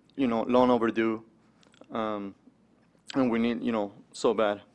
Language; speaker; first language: English; early bilingual, other home language; Spanish